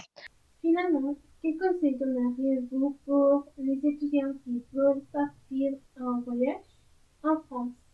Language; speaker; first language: French; non-native, learner; Spanish